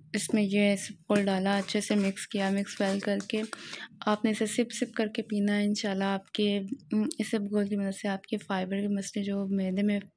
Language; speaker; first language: Urdu; non-native, local second language; Pashto